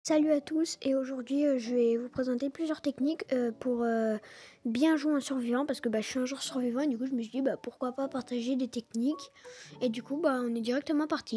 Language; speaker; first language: French; native; French